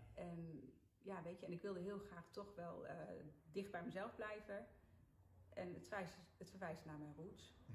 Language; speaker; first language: Dutch; early bilingual, other home language; Sinhala